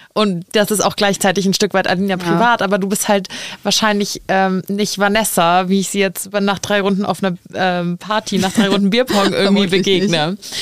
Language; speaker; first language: German; native; German